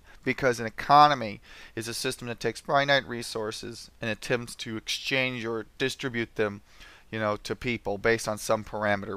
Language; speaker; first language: English; native; English